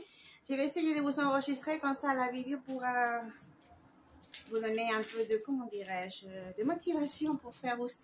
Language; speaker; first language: French; non-native, fluent; Spanish